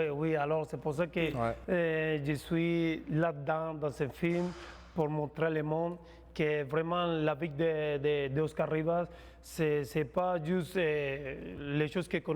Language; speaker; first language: French; non-native, fluent; Spanish